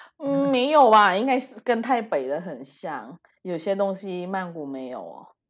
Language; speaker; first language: Chinese; early bilingual, heritage; Chinese